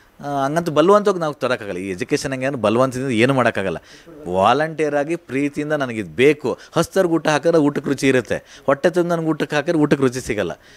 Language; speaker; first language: Kannada; native; Kannada